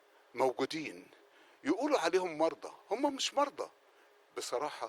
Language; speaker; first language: Arabic; native; Arabic